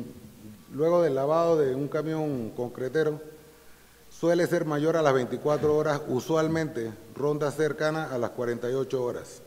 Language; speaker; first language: Spanish; native; Spanish